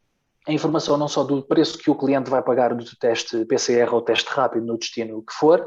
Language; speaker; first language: Portuguese; native; Portuguese